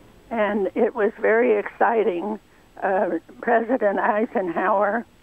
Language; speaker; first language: English; native; English